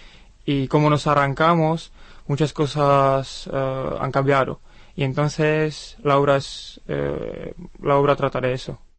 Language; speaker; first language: Spanish; non-native, fluent; Czech